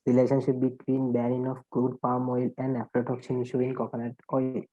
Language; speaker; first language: English; non-native, local second language; Sinhala